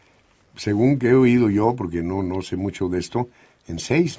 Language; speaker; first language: Spanish; native; Spanish